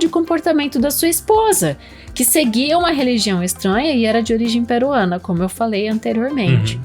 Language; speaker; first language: Portuguese; native; Portuguese